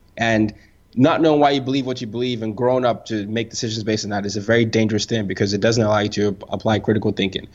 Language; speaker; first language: English; non-native, local second language; Yoruba